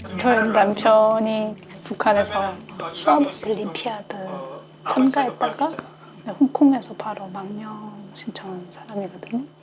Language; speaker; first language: Korean; native; Korean